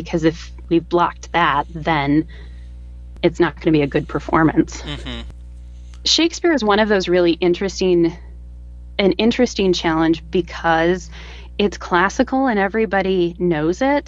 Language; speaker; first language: English; native; English